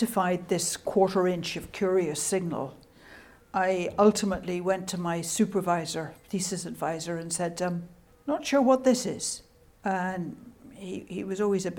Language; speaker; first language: English; native; English